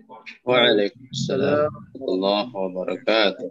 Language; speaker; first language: Arabic; non-native, fluent; Indonesian